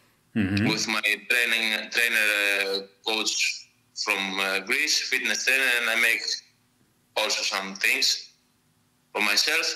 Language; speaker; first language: English; non-native, fluent; Greek